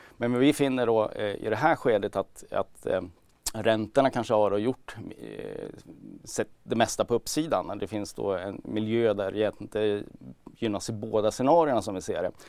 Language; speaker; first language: Swedish; native; Swedish